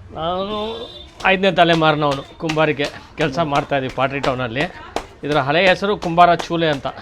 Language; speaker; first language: Kannada; non-native, local second language; Tamil